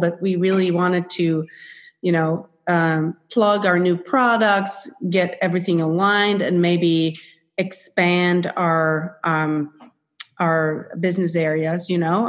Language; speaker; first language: English; non-native, fluent; Swedish